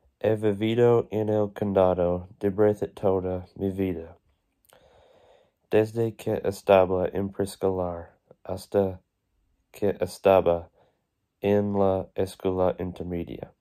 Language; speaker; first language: Spanish; non-native, learner; English